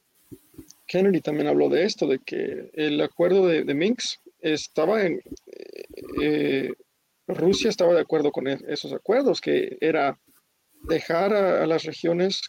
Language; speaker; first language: Spanish; early bilingual, heritage; English